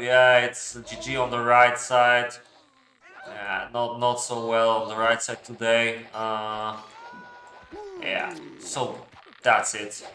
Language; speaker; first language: English; non-native, fluent; Polish